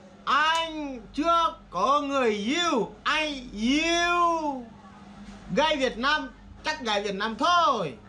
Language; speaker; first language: Vietnamese; non-native, learner; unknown